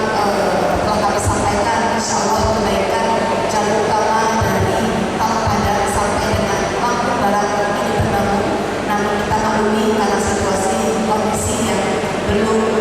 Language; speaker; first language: Indonesian; native; Indonesian